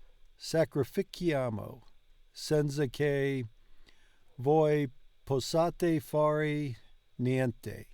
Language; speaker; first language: Italian; non-native, learner; English